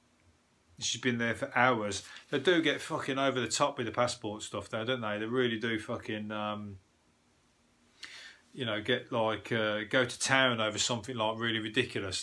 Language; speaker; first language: English; native; English